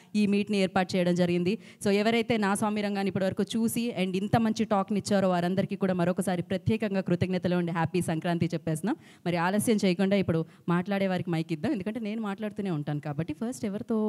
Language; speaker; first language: Telugu; native; Telugu